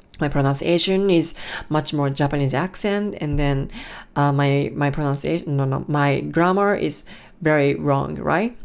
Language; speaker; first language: English; non-native, learner; Japanese